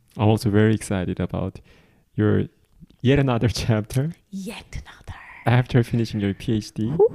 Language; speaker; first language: English; non-native, fluent; Korean